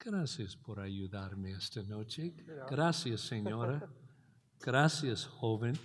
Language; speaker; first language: Spanish; non-native, learner; English